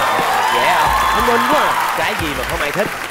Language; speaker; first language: Vietnamese; native; Vietnamese